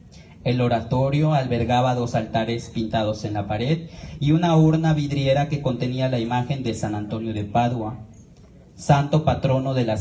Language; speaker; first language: Spanish; native; Spanish